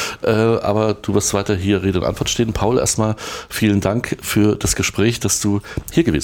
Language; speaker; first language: German; native; German